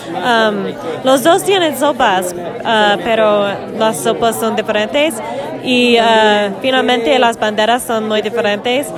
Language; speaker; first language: Spanish; non-native, learner; English